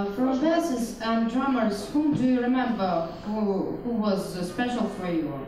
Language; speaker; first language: English; non-native, learner; Russian